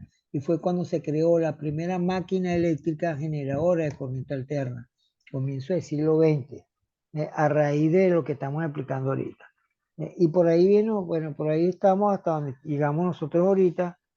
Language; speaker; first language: Spanish; native; Spanish